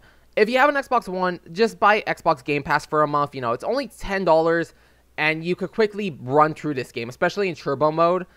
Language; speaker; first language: English; native; English